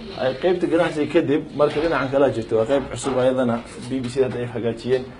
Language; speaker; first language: Somali; early bilingual, heritage; Somali